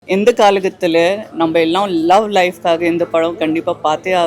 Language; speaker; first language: Tamil; non-native, fluent; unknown